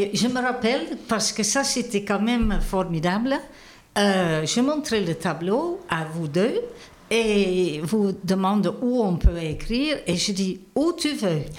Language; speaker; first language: French; non-native, fluent; Dutch